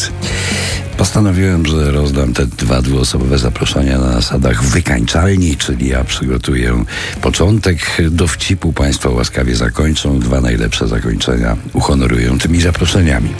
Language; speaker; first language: Polish; native; Polish